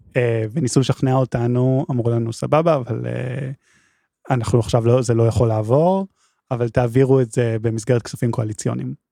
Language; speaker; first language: Hebrew; native; Hebrew